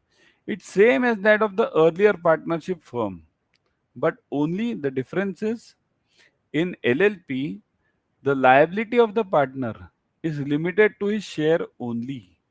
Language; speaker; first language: English; non-native, local second language; Hindi